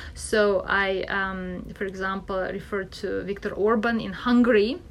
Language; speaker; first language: English; non-native, fluent; Russian